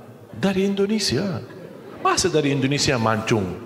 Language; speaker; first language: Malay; non-native, fluent; Arabic